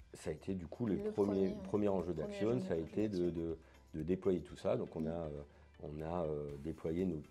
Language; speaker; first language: French; native; French